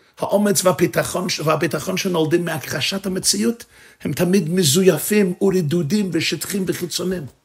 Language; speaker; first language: Hebrew; non-native, fluent; English